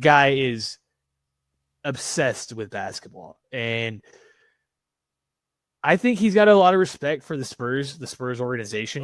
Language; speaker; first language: English; native; English